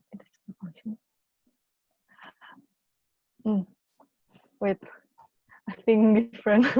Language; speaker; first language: English; non-native, learner; Indonesian